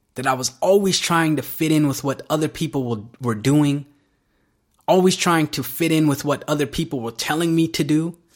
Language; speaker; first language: English; native; English